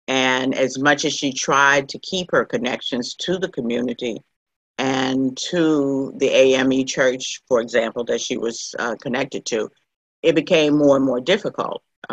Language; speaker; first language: English; native; English